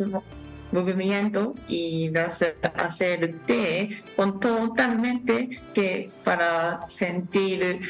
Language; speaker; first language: Spanish; non-native, learner; Japanese